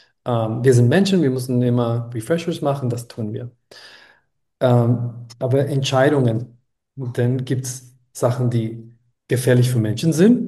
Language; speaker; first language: German; non-native, fluent; Spanish